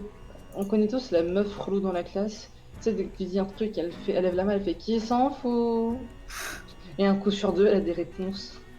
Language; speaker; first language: French; native; French